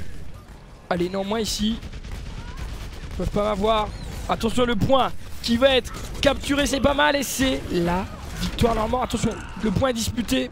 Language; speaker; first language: French; native; French